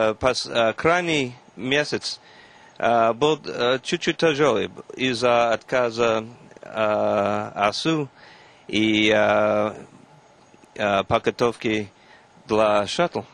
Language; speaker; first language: Russian; non-native, fluent; English